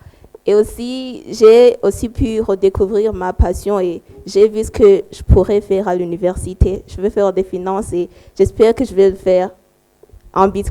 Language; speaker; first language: French; non-native, local second language; Rundi